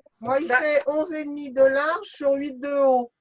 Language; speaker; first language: French; native; French